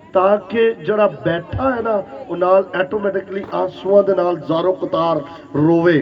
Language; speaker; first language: Urdu; non-native, local second language; Punjabi